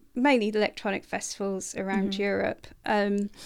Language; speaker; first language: English; native; English